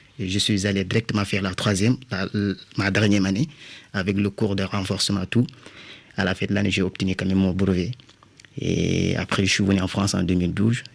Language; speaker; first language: French; non-native, local second language; Wolof